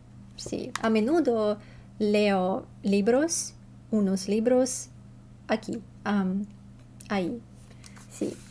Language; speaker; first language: Spanish; non-native, learner; Russian